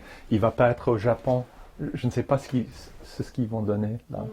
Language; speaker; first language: French; non-native, fluent; English